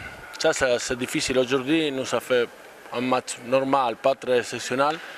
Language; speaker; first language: French; non-native, fluent; Spanish